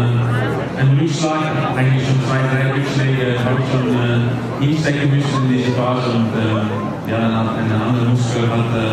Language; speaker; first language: German; non-native, fluent; Dutch